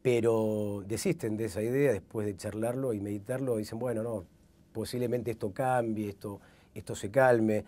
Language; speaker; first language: Spanish; native; Spanish